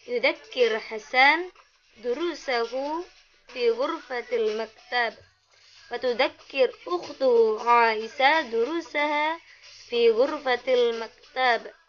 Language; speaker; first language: Arabic; non-native, learner; Indonesian